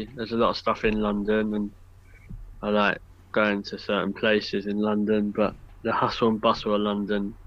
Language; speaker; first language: English; native; English